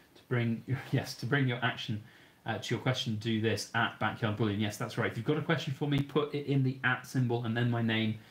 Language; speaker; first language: English; native; English